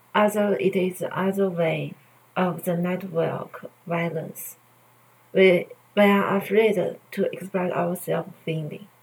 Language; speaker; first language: English; non-native, learner; Chinese